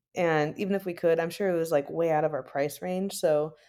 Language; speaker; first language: English; native; English